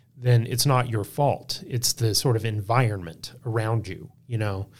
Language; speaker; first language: English; native; English